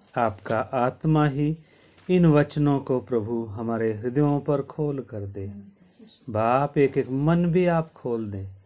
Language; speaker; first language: Hindi; native; Hindi